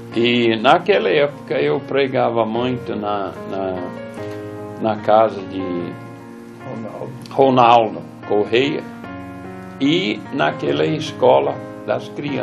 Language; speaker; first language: Portuguese; non-native, fluent; English